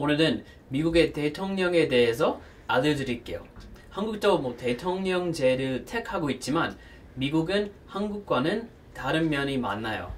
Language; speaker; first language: Korean; non-native, fluent; English